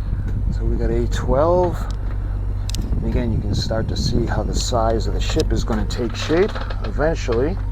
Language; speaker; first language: English; native; English